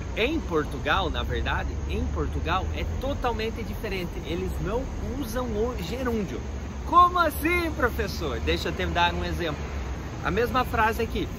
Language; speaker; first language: Portuguese; native; Portuguese